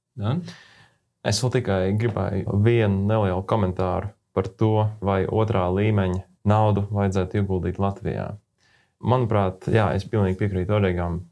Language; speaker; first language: Latvian; native; Latvian